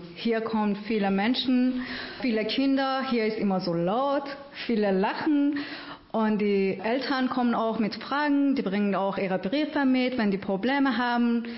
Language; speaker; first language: German; non-native, fluent; Persian